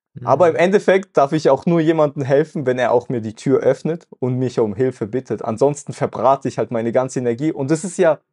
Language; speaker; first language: German; early bilingual, other home language; Russian